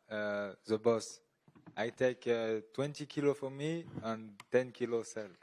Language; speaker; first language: English; non-native, learner; French